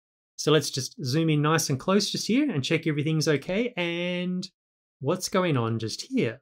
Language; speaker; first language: English; native; English